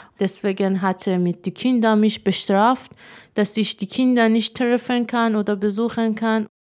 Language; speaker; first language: German; non-native, learner; Persian